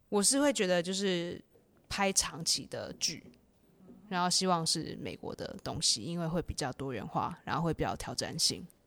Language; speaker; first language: Chinese; native; Chinese